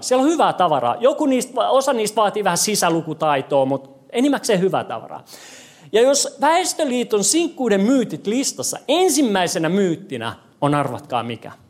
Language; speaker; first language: Finnish; non-native, fluent; English